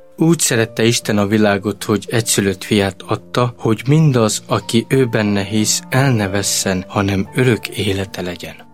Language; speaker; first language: Hungarian; non-native, local second language; Romany